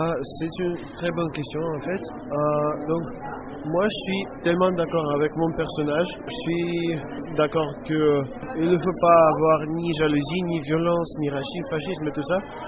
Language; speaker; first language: French; non-native, fluent; Russian